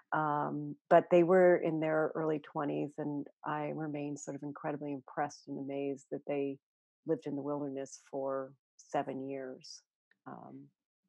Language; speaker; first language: English; native; English